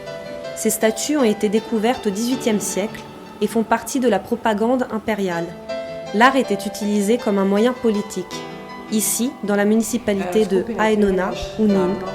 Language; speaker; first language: French; native; French